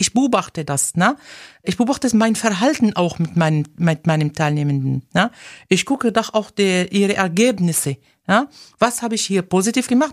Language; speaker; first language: German; non-native, fluent; Arabic